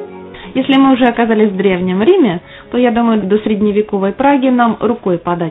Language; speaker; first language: Russian; native; Russian